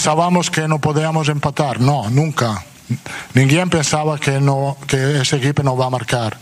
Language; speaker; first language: Portuguese; non-native, fluent; Italian